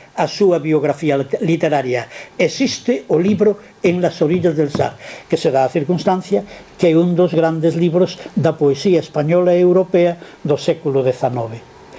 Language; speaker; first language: Galician; non-native, local second language; Spanish